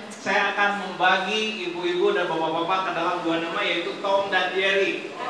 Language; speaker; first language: Indonesian; non-native, local second language; Sundanese